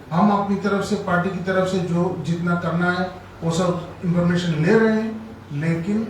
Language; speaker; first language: Hindi; non-native, local second language; Bangla